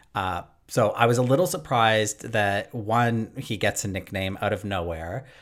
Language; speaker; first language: English; native; English